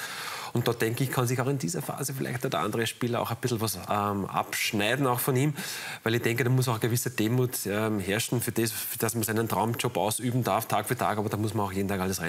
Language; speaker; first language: German; native; German